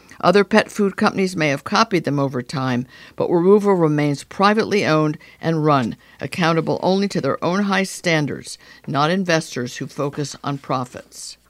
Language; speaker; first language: English; native; English